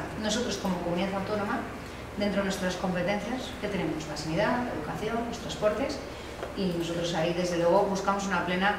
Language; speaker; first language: Spanish; native; Spanish